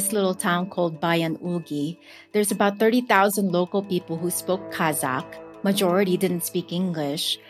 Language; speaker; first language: English; non-native, local second language; Filipino